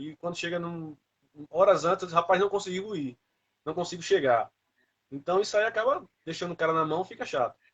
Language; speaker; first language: Portuguese; native; Portuguese